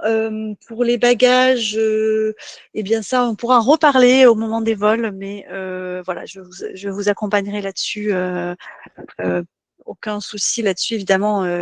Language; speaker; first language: French; native; French